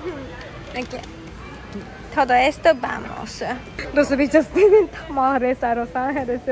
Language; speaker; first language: Spanish; non-native, learner; Japanese